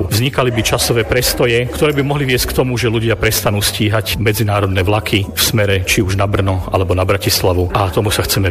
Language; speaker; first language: Slovak; native; Slovak